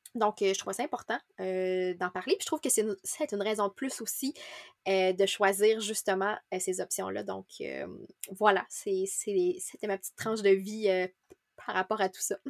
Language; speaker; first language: French; native; French